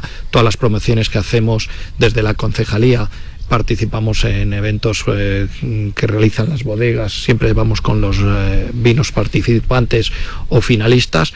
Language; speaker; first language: Spanish; native; Spanish